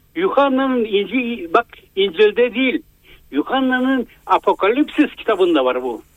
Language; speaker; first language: Turkish; native; Turkish